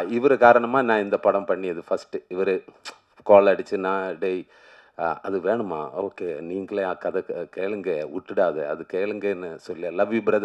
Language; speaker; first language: Tamil; non-native, learner; Malayalam